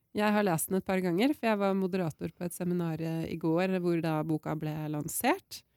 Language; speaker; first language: Norwegian; native; Norwegian